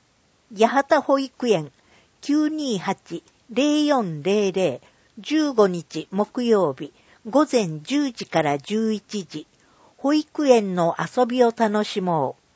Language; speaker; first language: Japanese; native; Japanese